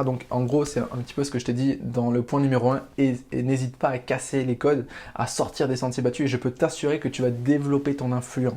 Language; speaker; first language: French; native; French